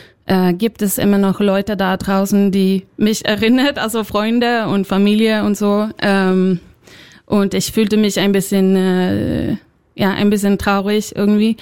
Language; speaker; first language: German; non-native, fluent; Swedish